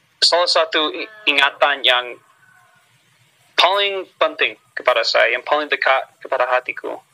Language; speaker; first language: Indonesian; non-native, fluent; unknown